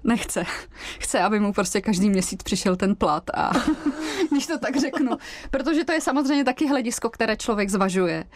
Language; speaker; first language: Czech; native; Czech